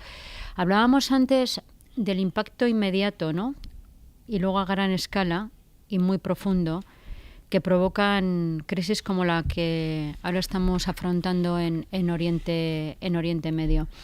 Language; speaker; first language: Spanish; native; Spanish